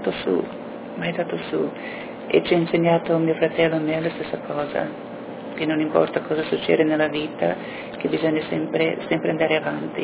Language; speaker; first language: Italian; early bilingual, heritage; Italian